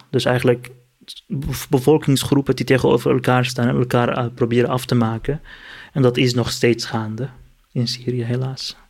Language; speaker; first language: Dutch; non-native, fluent; Kurdish